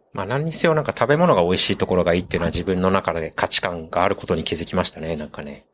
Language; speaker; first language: Japanese; native; Japanese